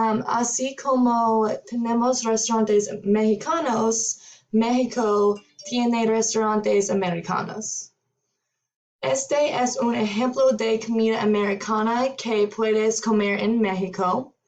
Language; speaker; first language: Spanish; non-native, learner; English